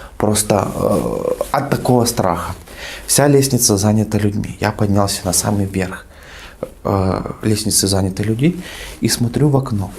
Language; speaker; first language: Russian; native; Russian